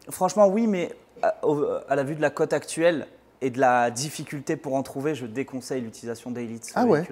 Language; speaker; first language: French; native; French